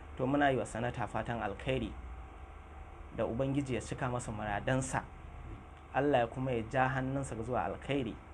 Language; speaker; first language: Hausa; native; Hausa